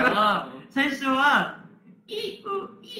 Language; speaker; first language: Japanese; non-native, learner; Korean